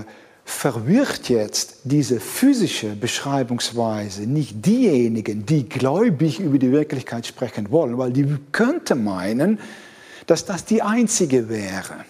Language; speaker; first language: German; non-native, fluent; Dutch